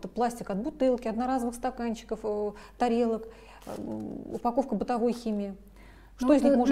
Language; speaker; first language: Russian; native; Russian